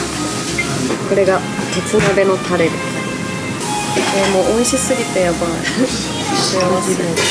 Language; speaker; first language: Japanese; native; Japanese